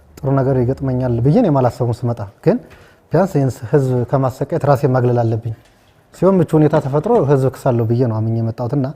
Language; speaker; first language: Amharic; native; Amharic